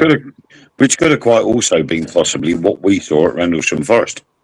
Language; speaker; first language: English; native; English